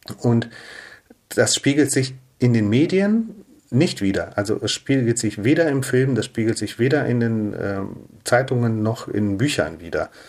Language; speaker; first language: German; early bilingual, other home language; Russian